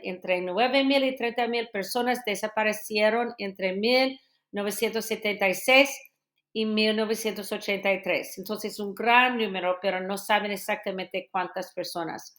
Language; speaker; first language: Spanish; non-native, fluent; English